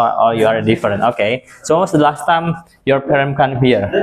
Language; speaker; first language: English; non-native, fluent; Indonesian